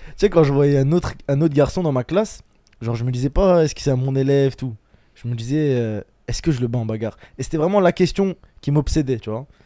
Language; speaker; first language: French; early bilingual, other home language; Chechen